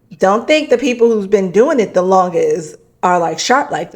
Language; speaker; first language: English; native; English